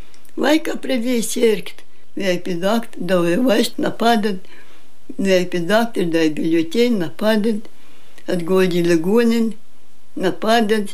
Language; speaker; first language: Lithuanian; native; Lithuanian